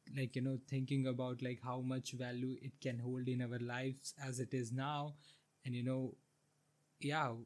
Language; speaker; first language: English; non-native, local second language; Hindi